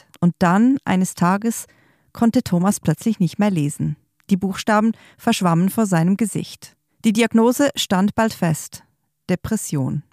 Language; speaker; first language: German; native; German